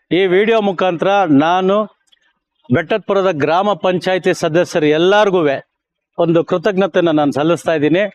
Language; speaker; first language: Kannada; native; Kannada